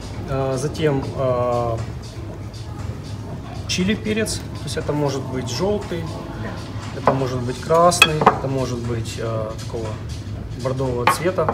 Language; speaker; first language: Russian; native; Russian